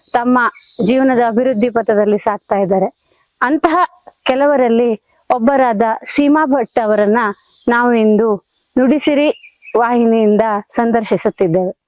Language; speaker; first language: Kannada; native; Kannada